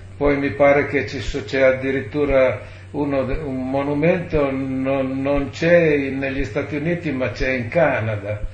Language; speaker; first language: Italian; native; Italian